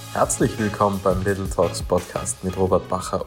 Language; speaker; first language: German; native; German